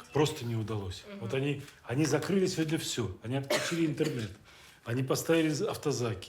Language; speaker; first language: Russian; native; Russian